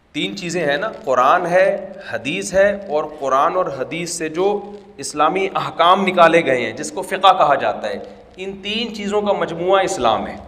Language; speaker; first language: Urdu; native; Urdu